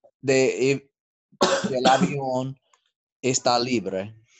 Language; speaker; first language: Spanish; non-native, learner; English